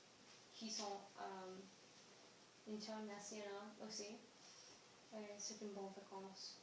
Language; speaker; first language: French; non-native, learner; English